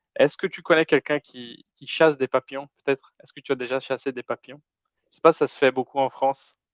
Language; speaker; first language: French; non-native, fluent; Portuguese